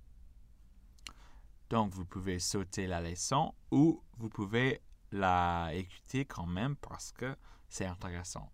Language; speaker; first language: French; non-native, fluent; English